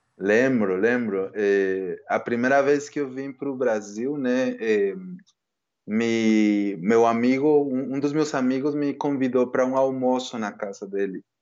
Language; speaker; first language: Portuguese; non-native, fluent; Spanish